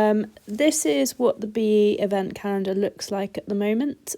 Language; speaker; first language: English; native; English